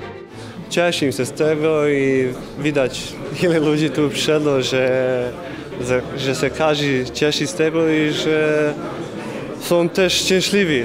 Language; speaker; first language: Polish; non-native, fluent; Bosnian